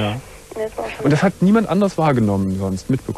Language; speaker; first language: German; native; German